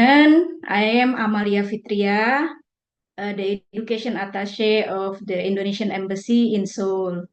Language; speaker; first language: English; non-native, fluent; Indonesian